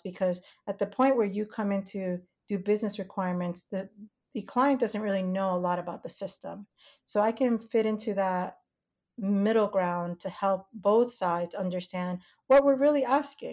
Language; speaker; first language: English; native; English